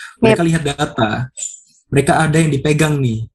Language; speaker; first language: Indonesian; native; Indonesian